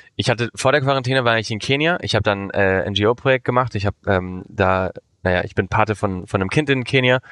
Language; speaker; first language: German; early bilingual, heritage; German